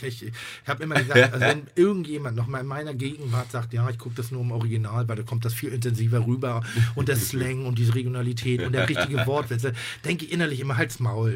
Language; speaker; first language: German; native; German